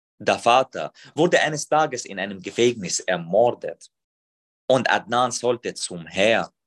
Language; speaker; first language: German; non-native, fluent; Arabic